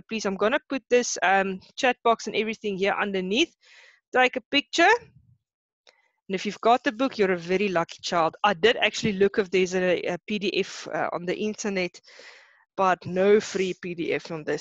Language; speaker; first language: English; non-native, local second language; Afrikaans